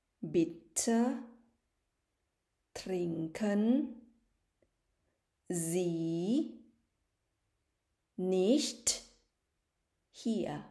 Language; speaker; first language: German; non-native, fluent; Thai